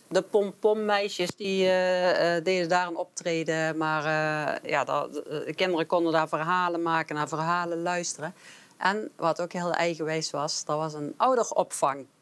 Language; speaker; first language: Dutch; native; Dutch